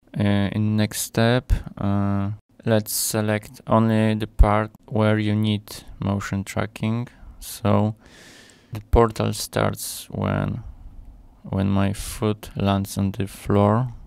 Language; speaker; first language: English; non-native, fluent; Polish